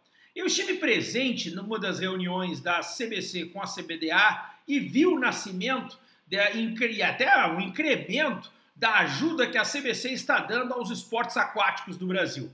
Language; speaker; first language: Portuguese; native; Portuguese